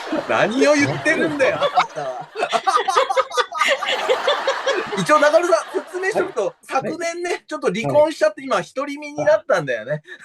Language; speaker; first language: Japanese; native; Japanese